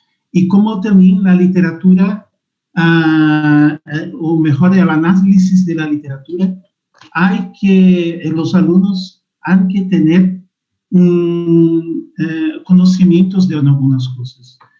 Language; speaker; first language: Spanish; non-native, fluent; Portuguese